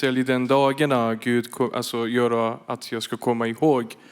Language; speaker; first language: Swedish; non-native, fluent; Persian